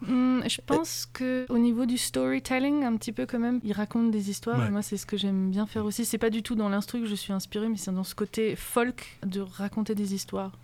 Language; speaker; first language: French; early bilingual, heritage; English